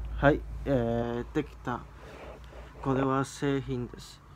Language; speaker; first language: Japanese; non-native, learner; Cantonese